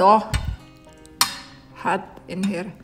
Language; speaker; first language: German; non-native, learner; Indonesian